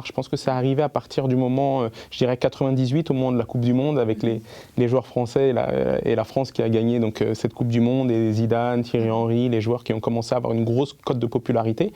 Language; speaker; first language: French; native; French